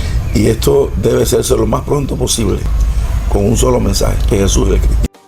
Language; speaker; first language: Spanish; native; Spanish